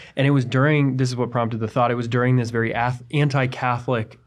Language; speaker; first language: English; native; English